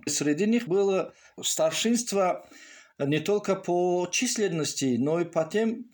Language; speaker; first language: Russian; non-native, local second language; Tajik